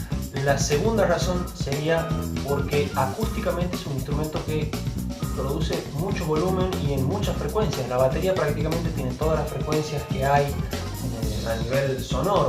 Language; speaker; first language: Spanish; native; Spanish